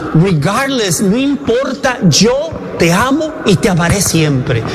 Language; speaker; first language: Spanish; native; Spanish